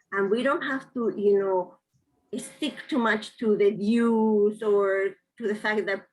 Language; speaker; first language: English; non-native, fluent; Spanish